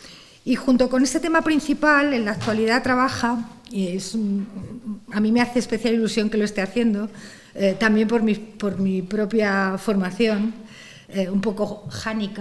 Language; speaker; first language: Spanish; native; Spanish